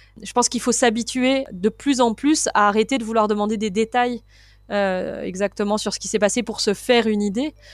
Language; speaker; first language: French; native; French